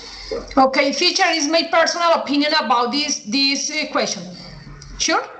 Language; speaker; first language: English; non-native, learner; Spanish